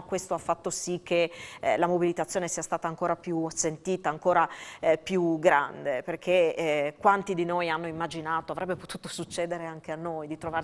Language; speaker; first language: Italian; native; Italian